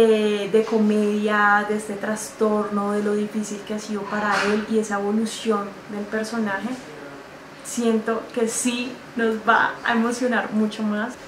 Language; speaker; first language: Spanish; native; Spanish